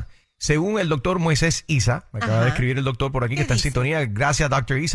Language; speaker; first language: Spanish; native; Spanish